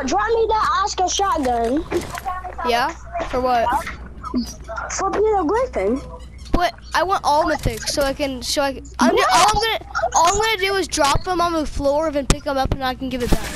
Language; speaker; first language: English; native; English